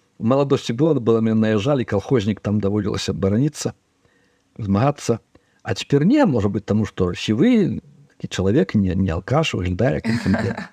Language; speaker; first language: Belarusian; native; Belarusian